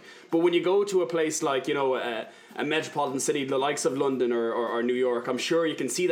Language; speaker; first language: English; native; English